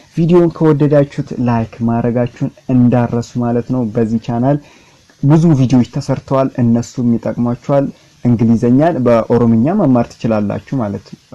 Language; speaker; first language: Amharic; non-native, local second language; Oromo